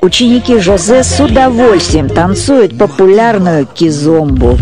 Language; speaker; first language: Russian; native; Russian